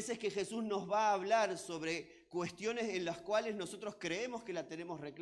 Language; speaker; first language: Spanish; native; Spanish